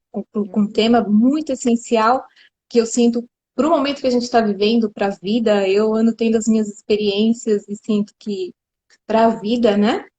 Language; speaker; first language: Portuguese; native; Portuguese